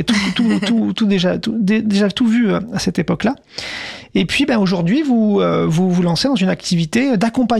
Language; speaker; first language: French; native; French